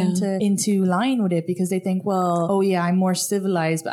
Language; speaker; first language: English; native; English